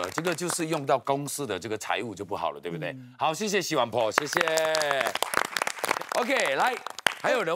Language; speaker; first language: Chinese; native; Chinese